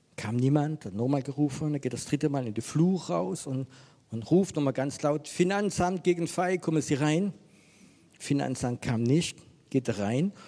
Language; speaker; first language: German; non-native, fluent; French